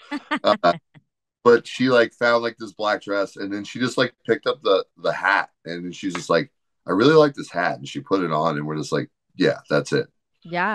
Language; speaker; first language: English; native; English